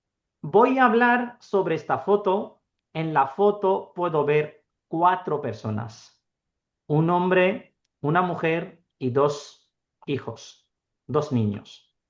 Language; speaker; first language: Spanish; non-native, fluent; Urdu